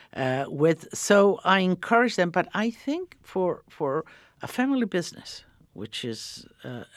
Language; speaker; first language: English; early bilingual, other home language; Croatian